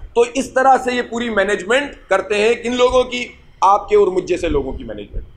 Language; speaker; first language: Urdu; native; Urdu